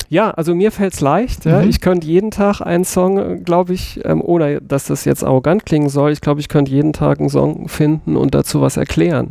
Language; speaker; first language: German; native; German